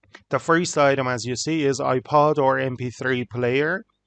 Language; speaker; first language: English; non-native, fluent; Persian